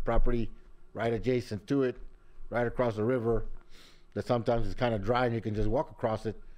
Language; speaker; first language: English; early bilingual, other home language; Spanish